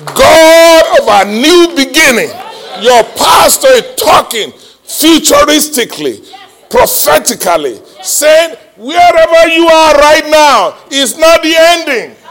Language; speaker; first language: English; non-native, local second language; Yoruba